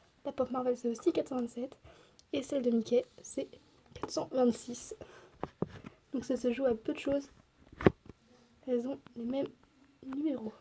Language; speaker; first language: French; native; French